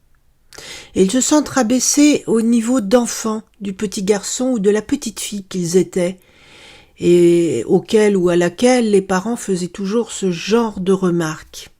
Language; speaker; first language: French; native; French